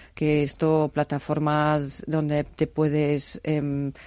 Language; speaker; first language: Spanish; non-native, fluent; German